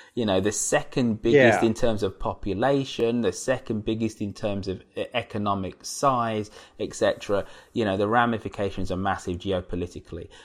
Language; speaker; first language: English; native; English